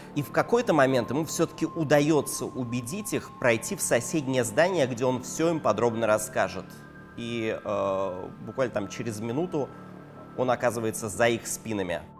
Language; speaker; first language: Russian; native; Russian